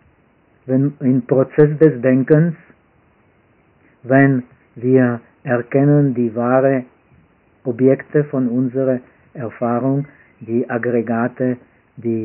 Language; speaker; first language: German; non-native, fluent; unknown